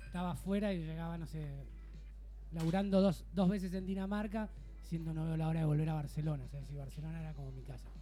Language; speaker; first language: Spanish; native; Spanish